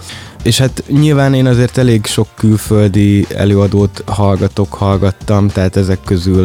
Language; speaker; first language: Hungarian; native; Hungarian